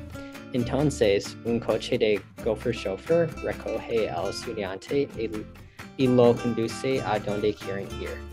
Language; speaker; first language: Spanish; non-native, learner; English